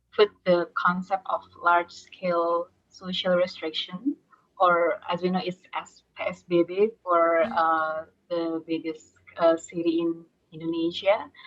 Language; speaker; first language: English; non-native, fluent; Indonesian